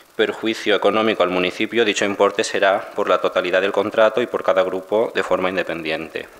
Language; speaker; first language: Spanish; non-native, local second language; Catalan